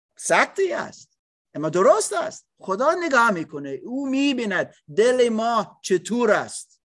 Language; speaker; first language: Persian; non-native, learner; English